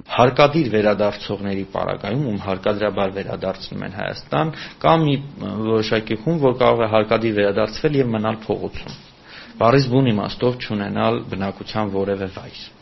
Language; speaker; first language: Armenian; native; Armenian